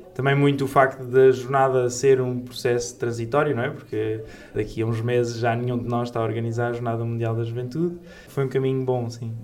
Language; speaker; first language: Portuguese; native; Portuguese